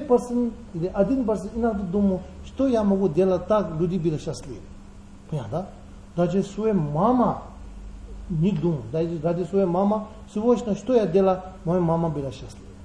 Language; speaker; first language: Russian; non-native, learner; Tibetan